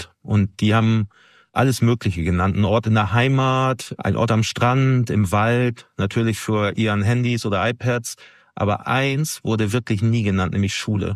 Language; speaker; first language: German; native; German